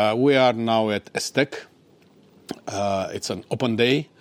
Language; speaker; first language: English; non-native, fluent; Romanian